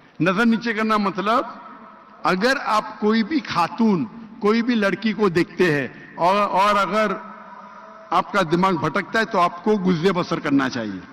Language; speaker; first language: Urdu; non-native, local second language; Konkani